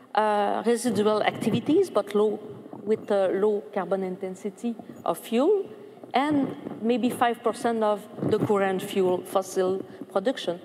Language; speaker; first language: English; non-native, fluent; French